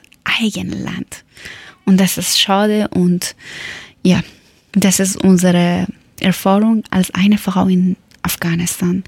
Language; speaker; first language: German; non-native, learner; Persian